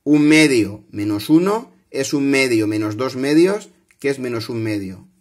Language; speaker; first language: Spanish; non-native, local second language; Catalan